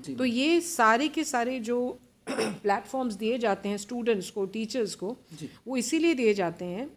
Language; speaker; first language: Hindi; native; Hindi